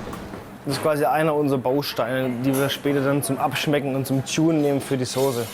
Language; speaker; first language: German; native; German